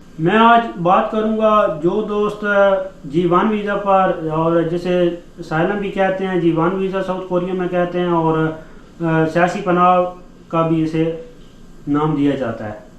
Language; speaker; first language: Hindi; non-native, local second language; Punjabi